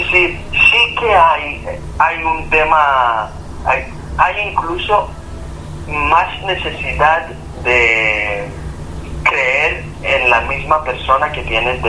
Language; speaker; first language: Spanish; non-native, fluent; Hebrew